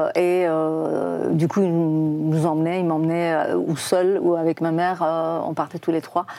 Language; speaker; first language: French; non-native, fluent; Persian